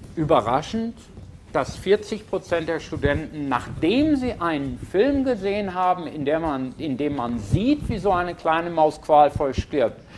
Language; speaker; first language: German; native; German